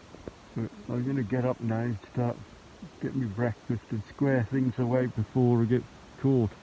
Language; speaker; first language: English; native; English